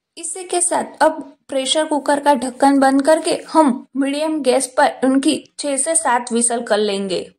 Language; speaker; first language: Hindi; non-native, local second language; Gujarati